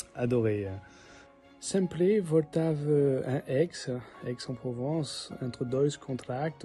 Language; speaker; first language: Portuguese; non-native, fluent; French